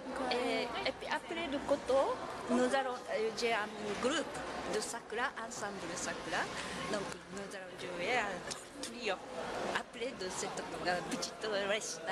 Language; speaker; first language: French; non-native, learner; Japanese